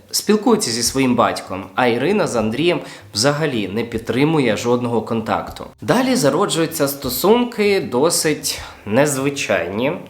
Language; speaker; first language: Ukrainian; non-native, local second language; Russian